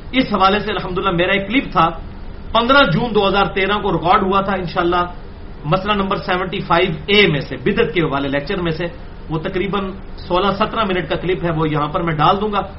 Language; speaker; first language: Urdu; non-native, local second language; Punjabi